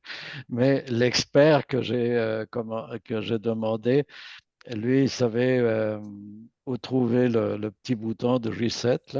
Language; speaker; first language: French; native; French